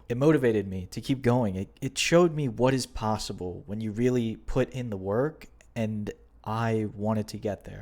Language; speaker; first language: English; native; English